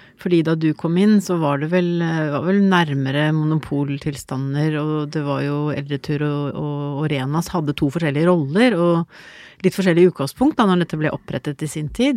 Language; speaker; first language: Norwegian; native; Norwegian